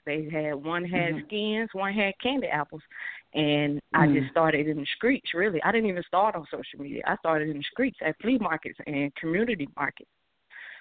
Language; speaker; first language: English; native; English